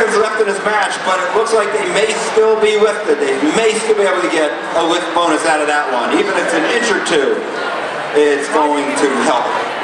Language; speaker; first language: English; native; English